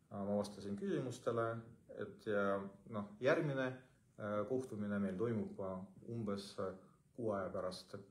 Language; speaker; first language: Estonian; non-native, local second language; Russian